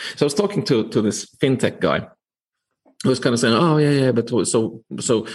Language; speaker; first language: English; non-native, fluent; Finnish